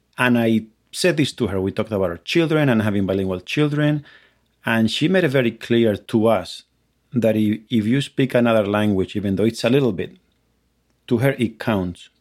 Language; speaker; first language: English; non-native, fluent; Spanish